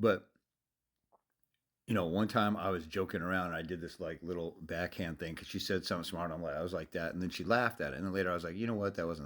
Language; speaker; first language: English; native; English